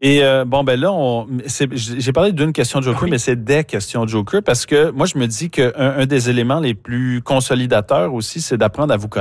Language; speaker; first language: French; native; French